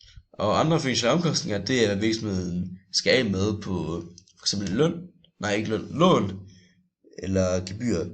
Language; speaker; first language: Danish; native; Danish